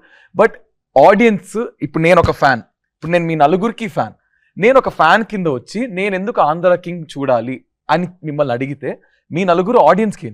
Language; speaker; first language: Telugu; native; Telugu